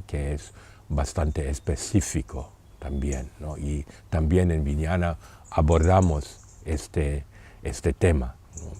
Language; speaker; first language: Spanish; non-native, fluent; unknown